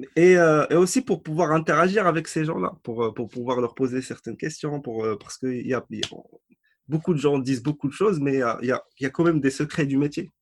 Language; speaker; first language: French; non-native, local second language; Arabic